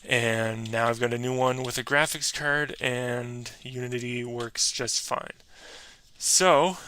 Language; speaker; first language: English; native; English